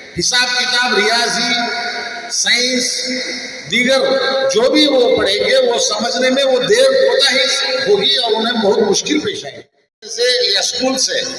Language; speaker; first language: Urdu; native; Urdu